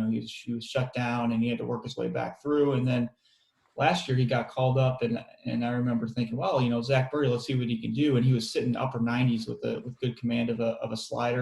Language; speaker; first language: English; native; English